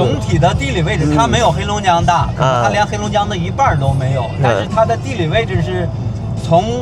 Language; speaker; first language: Chinese; native; Chinese